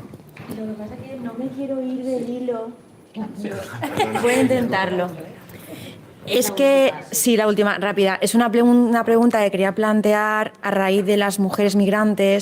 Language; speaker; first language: Spanish; native; Spanish